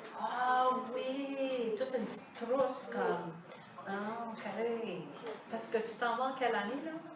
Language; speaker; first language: French; native; French